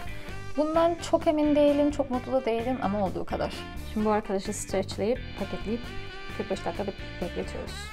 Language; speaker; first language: Turkish; native; Turkish